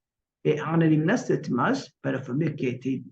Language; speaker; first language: French; non-native, local second language; Kinyarwanda